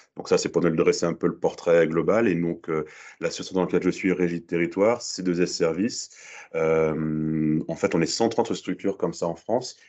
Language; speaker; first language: French; native; French